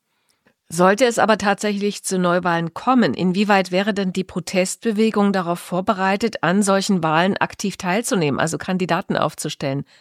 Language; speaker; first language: German; native; German